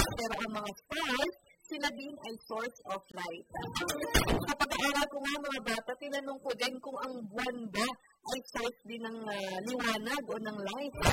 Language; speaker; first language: Filipino; native; Filipino